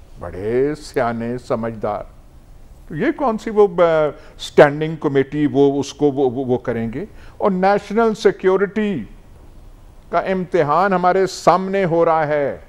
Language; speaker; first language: Urdu; non-native, local second language; Punjabi